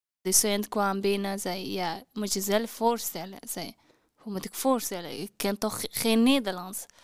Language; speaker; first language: Dutch; non-native, learner; Persian